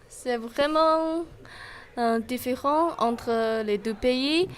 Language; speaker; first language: French; non-native, learner; Chinese